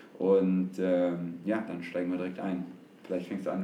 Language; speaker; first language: German; native; German